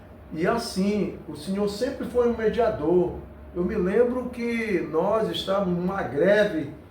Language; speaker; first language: Portuguese; native; Portuguese